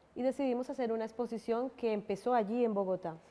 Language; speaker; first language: Spanish; native; Spanish